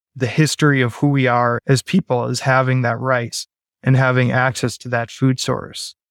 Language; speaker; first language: English; native; English